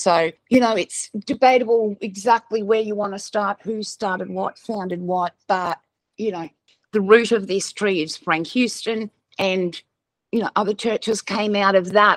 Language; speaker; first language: English; native; English